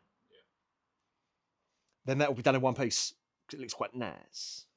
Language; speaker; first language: English; native; English